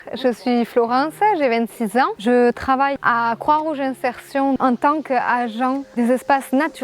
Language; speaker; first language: French; native; French